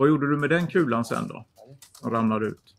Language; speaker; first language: Swedish; native; Swedish